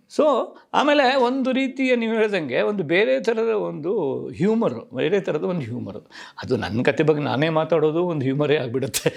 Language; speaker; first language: Kannada; non-native, local second language; Konkani